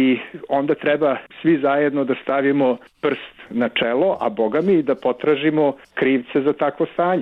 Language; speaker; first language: Serbian; native; Serbian